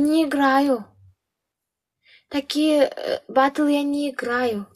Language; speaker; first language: Russian; non-native, local second language; Uzbek